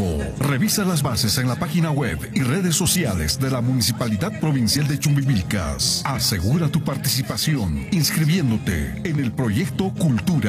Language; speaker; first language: Spanish; native; Spanish